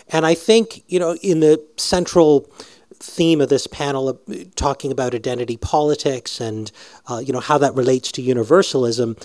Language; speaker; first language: English; native; English